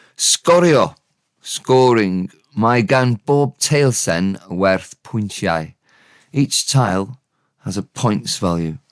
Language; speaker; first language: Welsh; non-native, local second language; English